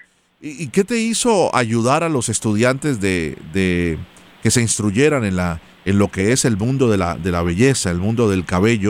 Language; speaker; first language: Spanish; native; Spanish